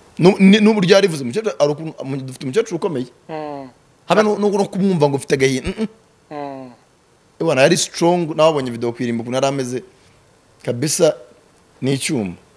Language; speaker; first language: Kinyarwanda; early bilingual, heritage; Kinyarwanda